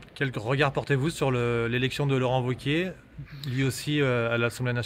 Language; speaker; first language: French; native; French